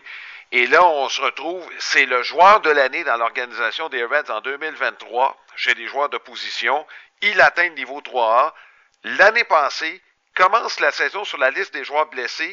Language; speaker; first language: French; native; French